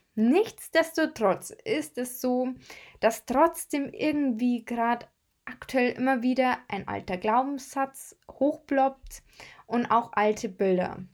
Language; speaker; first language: German; native; German